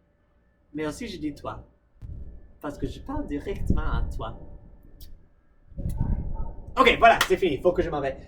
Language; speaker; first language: French; non-native, fluent; English